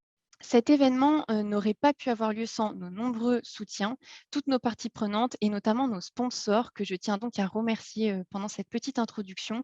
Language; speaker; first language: French; native; French